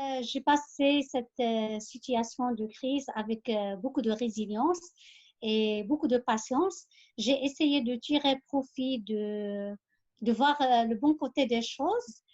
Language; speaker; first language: French; non-native, local second language; Arabic